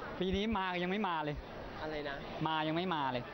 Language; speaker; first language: Thai; native; Thai